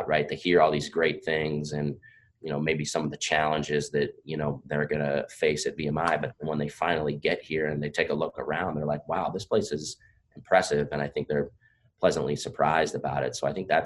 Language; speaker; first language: English; native; English